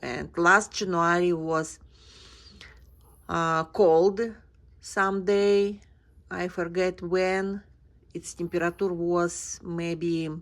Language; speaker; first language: English; non-native, learner; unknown